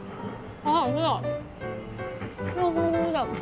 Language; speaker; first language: Chinese; native; Chinese